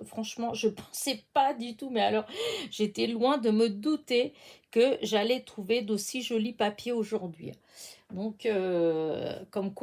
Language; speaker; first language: French; native; French